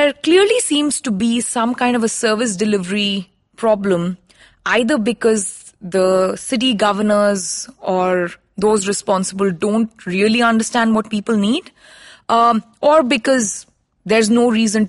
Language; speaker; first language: English; non-native, local second language; Hindi